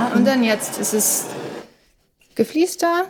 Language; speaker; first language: German; non-native, learner; English